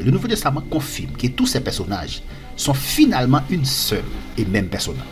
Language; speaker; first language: French; non-native, local second language; Haitian Creole